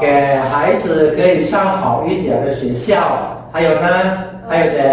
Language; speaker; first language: Chinese; non-native, fluent; Indonesian